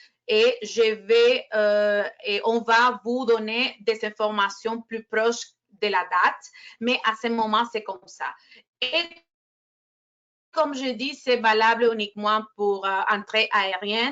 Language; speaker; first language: French; non-native, fluent; Spanish